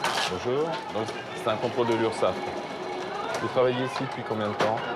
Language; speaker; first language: French; native; French